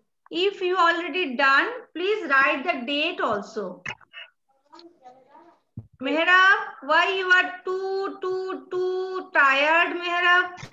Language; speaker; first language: English; non-native, learner; Bangla